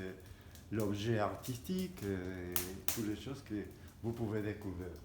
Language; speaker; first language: French; non-native, fluent; Spanish